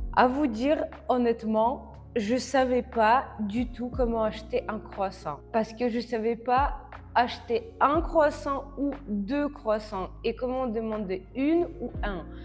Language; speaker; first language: French; non-native, fluent; Russian